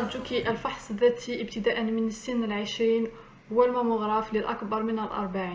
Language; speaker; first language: Arabic; native; Arabic